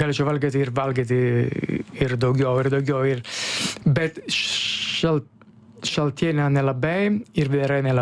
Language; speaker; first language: Lithuanian; non-native, fluent; Italian